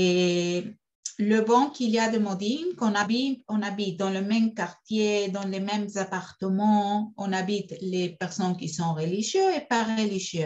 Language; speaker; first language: French; non-native, fluent; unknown